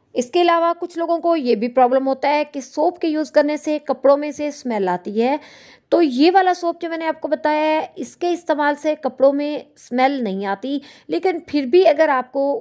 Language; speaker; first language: Urdu; native; Urdu